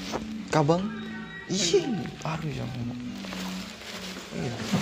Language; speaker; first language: Japanese; non-native, learner; Indonesian